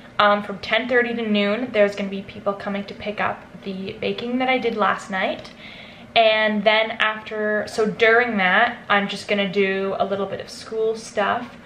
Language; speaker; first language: English; native; English